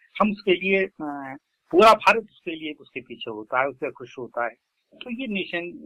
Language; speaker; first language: Hindi; native; Hindi